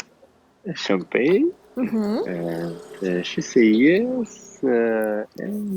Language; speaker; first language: English; non-native, learner; Russian